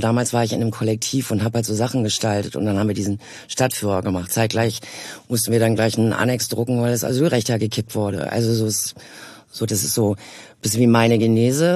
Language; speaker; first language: German; native; German